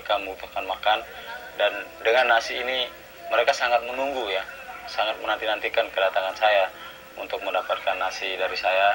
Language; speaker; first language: Indonesian; native; Indonesian